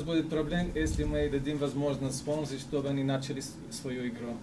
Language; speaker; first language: Russian; non-native, learner; Ukrainian